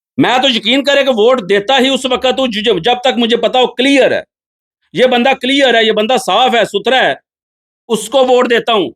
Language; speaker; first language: Urdu; non-native, local second language; Punjabi